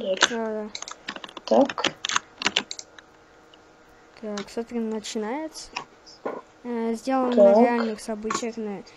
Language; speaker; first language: Russian; native; Russian